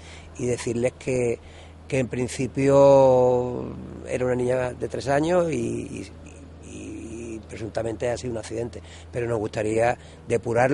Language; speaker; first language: Spanish; native; Spanish